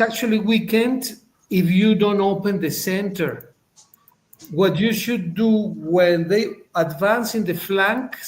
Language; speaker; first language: English; non-native, fluent; Spanish